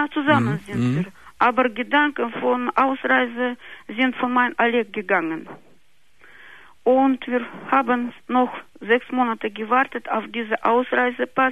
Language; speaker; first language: German; non-native, local second language; Russian